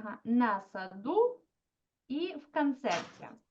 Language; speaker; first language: Russian; non-native, fluent; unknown